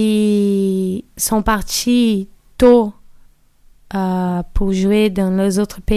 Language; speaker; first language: French; non-native, learner; Portuguese